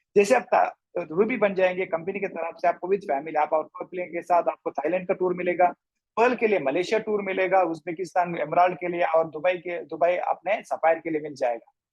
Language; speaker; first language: Hindi; non-native, local second language; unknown